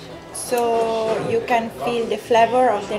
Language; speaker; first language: English; non-native, fluent; Italian